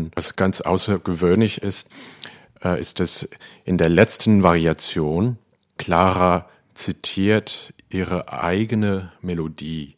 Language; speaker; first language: German; non-native, fluent; Cantonese